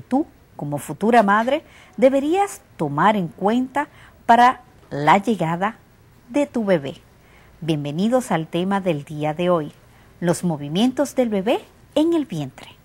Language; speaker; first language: Spanish; native; Spanish